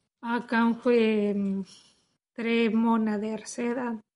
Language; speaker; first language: Swedish; non-native, learner; Spanish